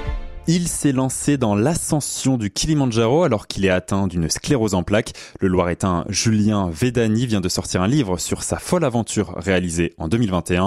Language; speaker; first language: French; native; French